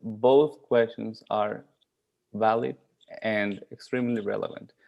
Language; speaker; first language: English; non-native, fluent; Spanish